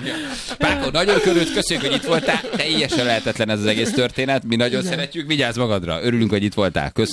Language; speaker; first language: Hungarian; native; Hungarian